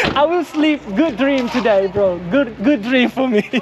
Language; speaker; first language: English; non-native, learner; Thai